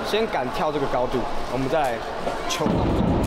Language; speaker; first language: Chinese; native; Chinese